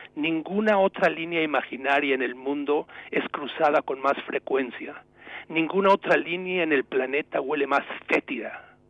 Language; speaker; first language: Spanish; native; Spanish